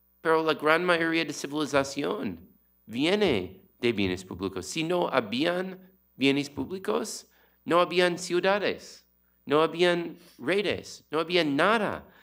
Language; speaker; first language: Spanish; non-native, learner; English